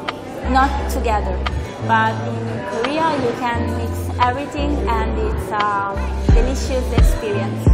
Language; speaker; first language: English; non-native, fluent; Italian